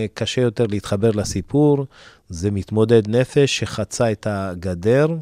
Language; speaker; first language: Hebrew; early bilingual, other home language; Amharic